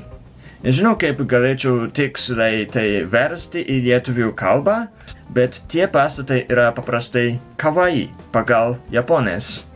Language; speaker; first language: Lithuanian; non-native, fluent; Japanese